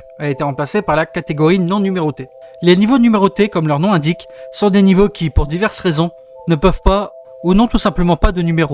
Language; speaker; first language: French; native; French